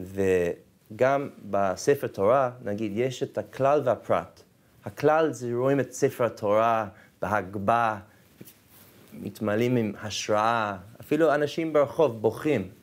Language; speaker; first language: Hebrew; non-native, fluent; English